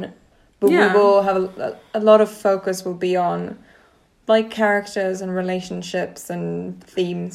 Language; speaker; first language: English; non-native, fluent; Swedish